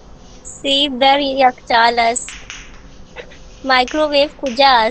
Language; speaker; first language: Persian; non-native, learner; Urdu